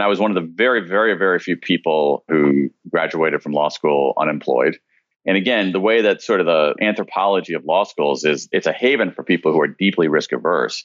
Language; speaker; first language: English; native; English